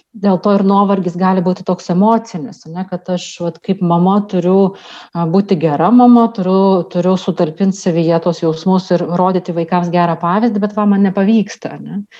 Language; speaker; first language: Lithuanian; non-native, local second language; Russian